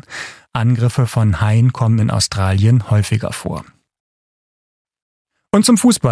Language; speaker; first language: German; native; German